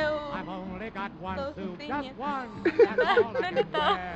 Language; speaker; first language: Portuguese; non-native, learner; Spanish